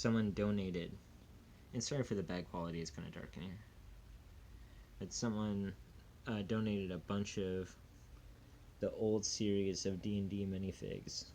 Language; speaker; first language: English; native; English